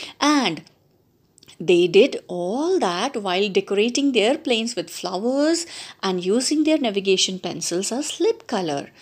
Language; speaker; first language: English; non-native, local second language; Punjabi